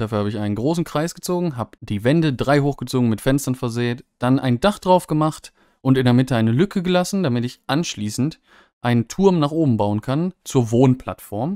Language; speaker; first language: German; native; German